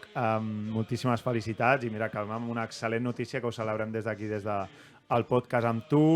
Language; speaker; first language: Catalan; native; Catalan